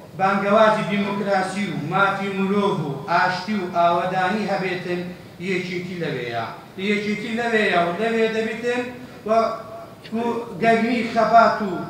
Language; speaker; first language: Central Kurdish; non-native, local second language; Kurdish